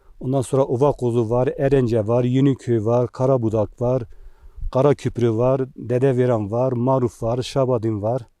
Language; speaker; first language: Turkish; native; Turkish